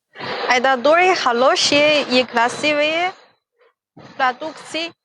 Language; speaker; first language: Russian; non-native, learner; Chinese